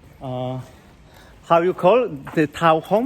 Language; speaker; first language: English; non-native, learner; Polish